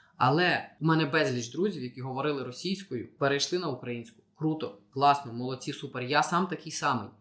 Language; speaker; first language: Ukrainian; non-native, local second language; Russian